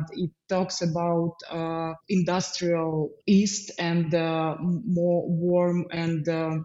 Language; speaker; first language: English; non-native, fluent; Ukrainian